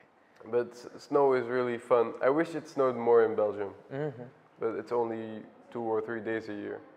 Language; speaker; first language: English; non-native, fluent; Dutch